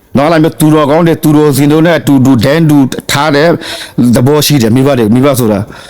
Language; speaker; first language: Burmese; non-native, local second language; Rohingya